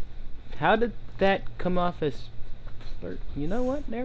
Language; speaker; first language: English; native; English